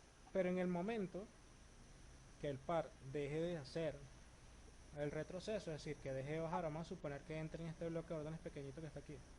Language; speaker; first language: Spanish; native; Spanish